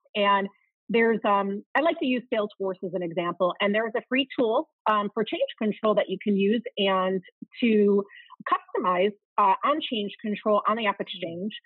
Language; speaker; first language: English; native; English